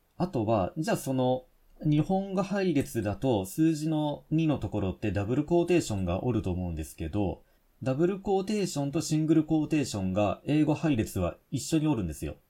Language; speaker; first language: Japanese; native; Japanese